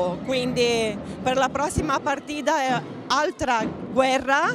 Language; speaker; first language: Italian; non-native, fluent; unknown